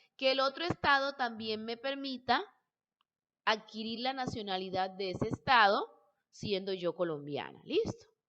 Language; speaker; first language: Spanish; native; Spanish